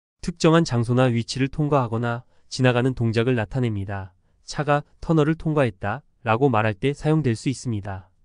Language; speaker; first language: Korean; native; Korean